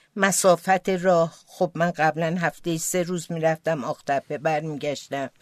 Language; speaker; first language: Persian; non-native, local second language; Azerbaijani